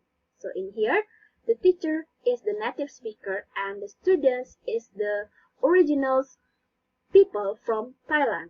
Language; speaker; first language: English; non-native, learner; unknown